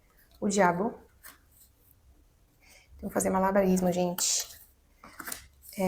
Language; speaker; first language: Portuguese; native; Portuguese